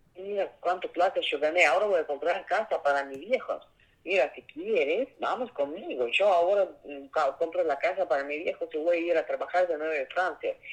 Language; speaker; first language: Spanish; non-native, learner; Russian